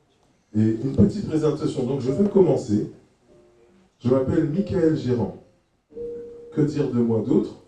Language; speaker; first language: French; native; French